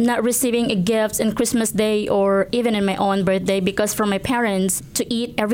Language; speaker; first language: English; non-native, local second language; Cebuano